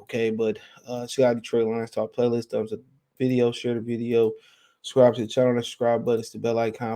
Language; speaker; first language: English; native; English